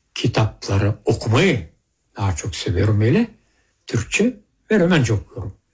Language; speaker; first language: Turkish; early bilingual, heritage; Turkish